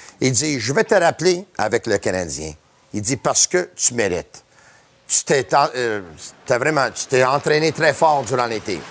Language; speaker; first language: French; native; French